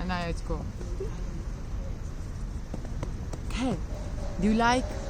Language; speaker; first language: English; non-native, learner; Italian